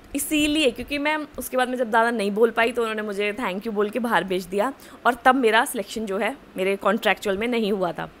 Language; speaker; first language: Hindi; native; Hindi